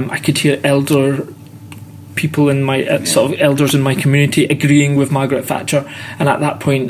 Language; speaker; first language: English; native; English